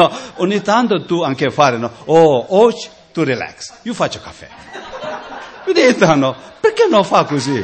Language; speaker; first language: Italian; non-native, learner; Tibetan